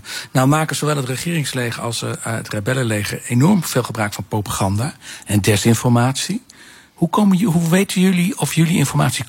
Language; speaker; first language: Dutch; native; Dutch